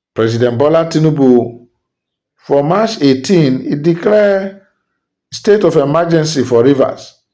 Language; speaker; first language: Nigerian Pidgin; non-native, local second language; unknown